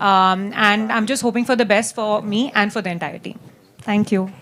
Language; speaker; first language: Telugu; non-native, learner; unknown